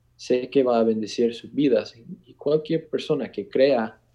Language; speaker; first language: Spanish; non-native, fluent; English